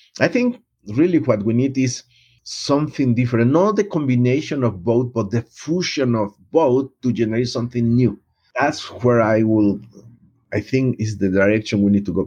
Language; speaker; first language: English; non-native, fluent; Spanish